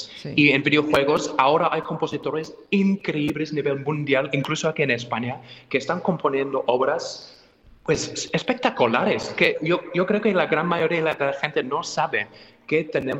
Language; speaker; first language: Spanish; non-native, fluent; English